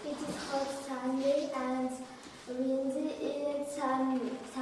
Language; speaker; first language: English; non-native, learner; Kazakh